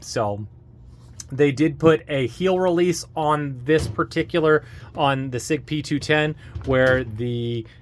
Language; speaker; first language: English; native; English